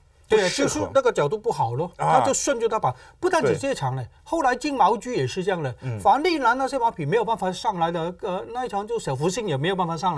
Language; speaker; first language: Chinese; native; Chinese